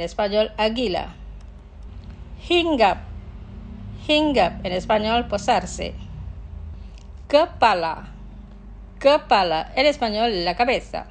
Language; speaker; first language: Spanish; non-native, fluent; Indonesian